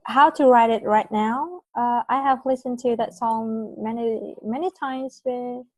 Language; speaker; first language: English; non-native, fluent; Vietnamese